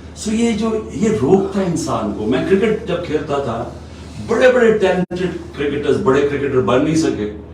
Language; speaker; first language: Urdu; native; Urdu